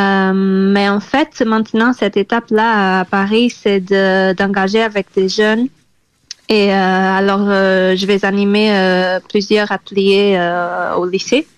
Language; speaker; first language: French; non-native, fluent; Portuguese